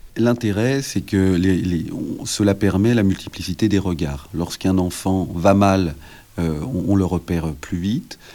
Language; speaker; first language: French; native; French